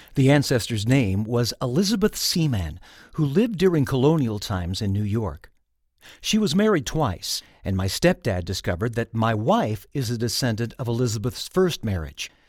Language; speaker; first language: English; native; English